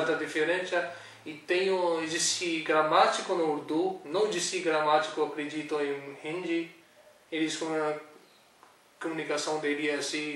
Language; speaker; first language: Portuguese; non-native, learner; Urdu